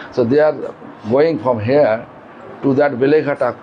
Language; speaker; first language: English; non-native, local second language; Bangla